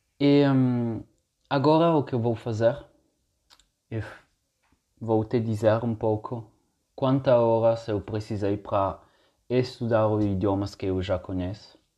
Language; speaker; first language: Portuguese; non-native, fluent; Italian